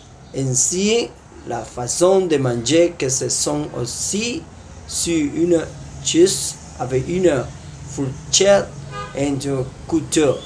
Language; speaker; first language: French; non-native, learner; Spanish